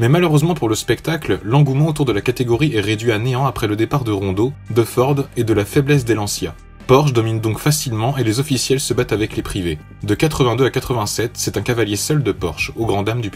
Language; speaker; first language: French; native; French